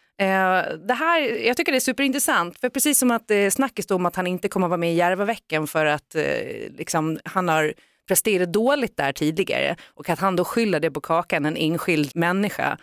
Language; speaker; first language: Swedish; native; Swedish